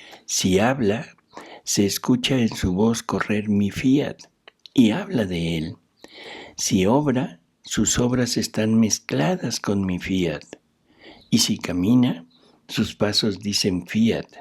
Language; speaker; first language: Spanish; native; Spanish